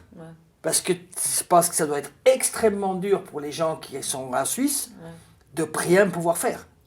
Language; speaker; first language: French; native; French